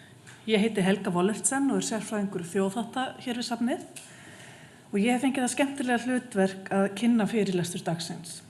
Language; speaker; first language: Icelandic; native; Icelandic